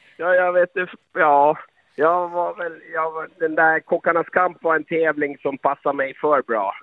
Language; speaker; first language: Swedish; native; Swedish